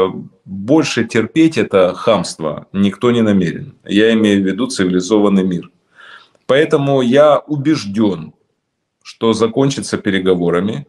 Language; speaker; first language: Russian; native; Russian